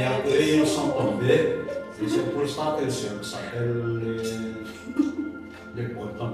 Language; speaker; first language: French; non-native, local second language; Malagasy